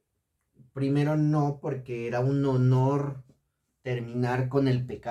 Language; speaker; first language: Spanish; native; Spanish